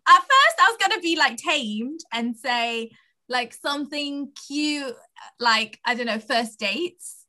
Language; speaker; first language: English; early bilingual, other home language; Kikuyu